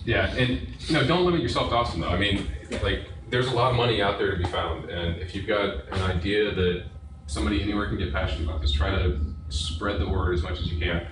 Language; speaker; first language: English; native; English